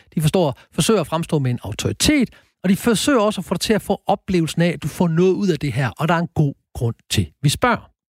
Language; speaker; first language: Danish; native; Danish